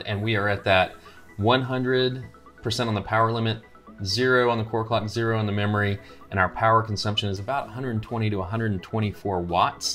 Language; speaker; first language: English; native; English